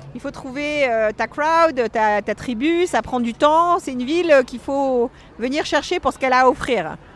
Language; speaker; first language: French; native; French